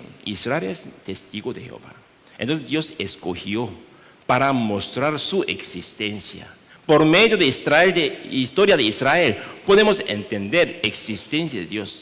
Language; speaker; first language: Spanish; non-native, learner; Korean